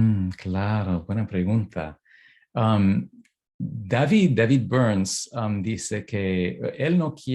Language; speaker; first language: Spanish; non-native, fluent; English